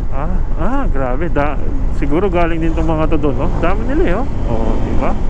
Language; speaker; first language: Filipino; native; Filipino